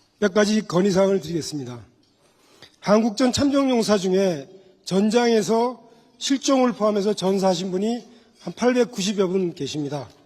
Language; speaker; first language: Korean; native; Korean